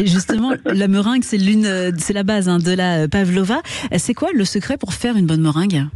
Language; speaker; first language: French; native; French